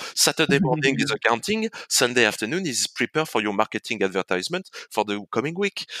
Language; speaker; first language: English; non-native, fluent; French